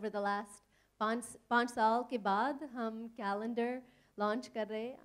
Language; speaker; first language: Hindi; non-native, learner; English